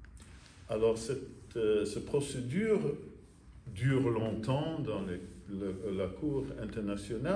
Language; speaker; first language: French; non-native, fluent; English